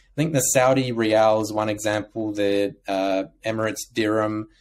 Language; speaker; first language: English; native; English